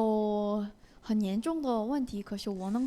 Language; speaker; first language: Chinese; non-native, learner; Korean